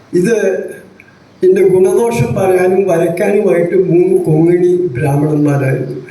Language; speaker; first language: Malayalam; native; Malayalam